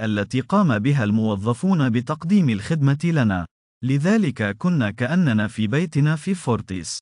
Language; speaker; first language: Arabic; non-native, fluent; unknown